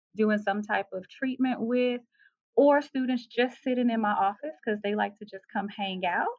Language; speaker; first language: English; native; English